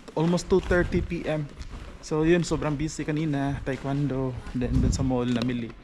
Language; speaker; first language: Filipino; non-native, local second language; Cebuano